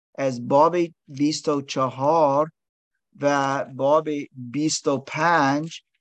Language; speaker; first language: Persian; non-native, learner; English